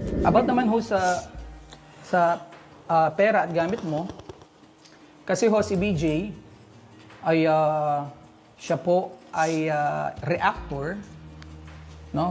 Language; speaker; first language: Filipino; native; Filipino